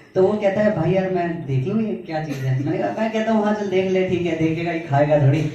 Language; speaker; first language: Hindi; native; Hindi